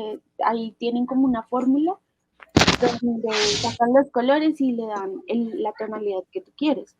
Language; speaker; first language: Spanish; native; Spanish